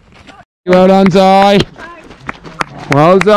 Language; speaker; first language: English; native; English